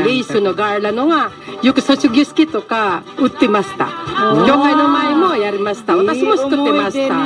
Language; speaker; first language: Japanese; non-native, learner; Filipino